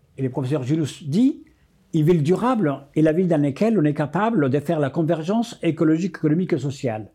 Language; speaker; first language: French; non-native, fluent; Spanish